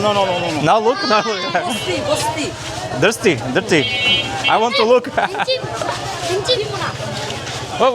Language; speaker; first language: English; non-native, learner; Slovak